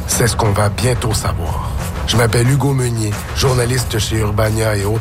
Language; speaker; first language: French; native; French